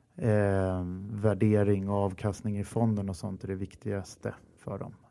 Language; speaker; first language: Swedish; native; Swedish